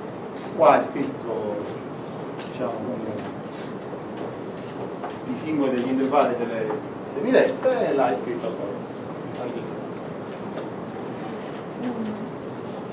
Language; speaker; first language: Italian; native; Italian